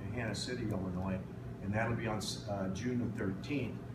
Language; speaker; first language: English; native; English